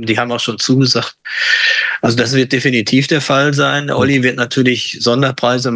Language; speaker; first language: German; native; German